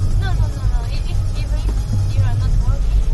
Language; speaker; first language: English; non-native, learner; Japanese